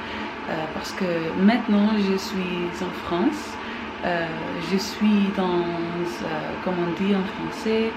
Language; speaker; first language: French; non-native, learner; Dutch